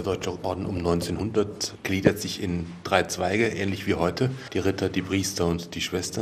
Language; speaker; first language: German; native; German